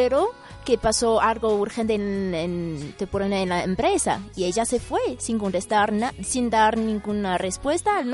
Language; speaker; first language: Spanish; non-native, fluent; Chinese